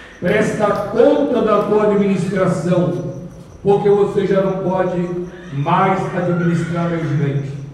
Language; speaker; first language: Portuguese; native; Portuguese